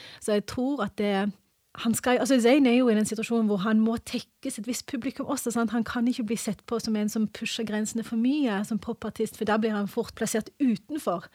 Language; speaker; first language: Norwegian; early bilingual, other home language; English